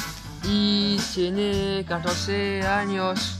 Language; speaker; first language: Spanish; non-native, learner; French